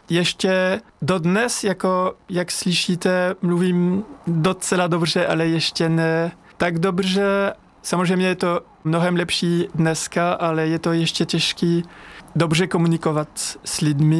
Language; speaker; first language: Czech; non-native, learner; French